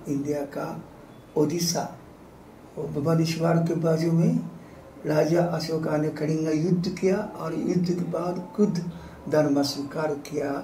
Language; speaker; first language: Hindi; non-native, fluent; Japanese